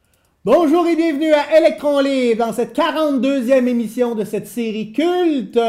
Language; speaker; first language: French; native; French